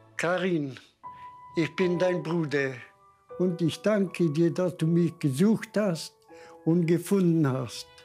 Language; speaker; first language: German; non-native, fluent; Polish